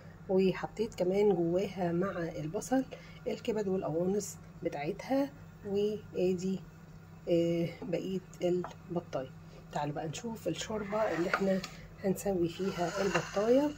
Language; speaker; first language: Arabic; native; Arabic